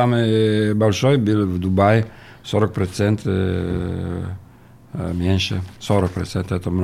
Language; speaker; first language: Russian; non-native, learner; Italian